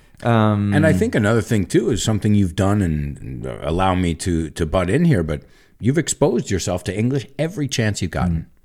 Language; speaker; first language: English; native; English